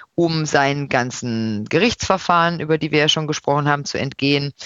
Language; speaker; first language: German; native; German